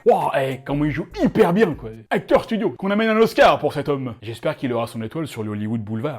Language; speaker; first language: French; native; French